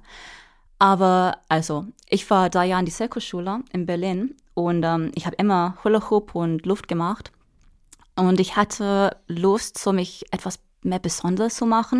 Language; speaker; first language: German; non-native, fluent; English